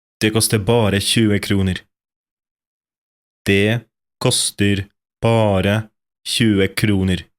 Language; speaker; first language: Norwegian; non-native, fluent; Polish